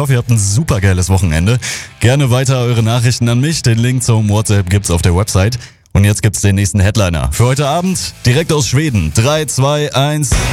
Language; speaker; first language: German; native; German